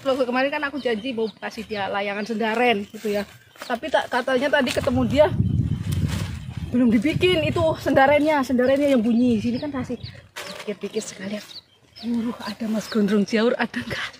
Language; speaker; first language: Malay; non-native, local second language; Javanese